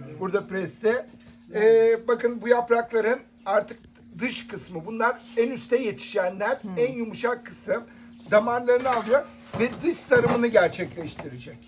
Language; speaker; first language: Turkish; native; Turkish